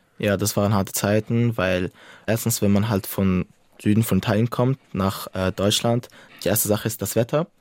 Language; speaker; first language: German; non-native, fluent; Italian